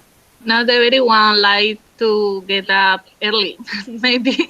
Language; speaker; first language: English; non-native, learner; Spanish